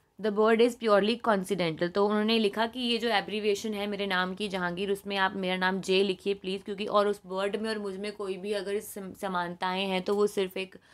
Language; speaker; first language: Hindi; native; Hindi